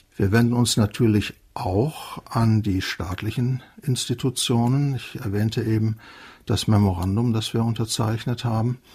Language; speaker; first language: German; native; German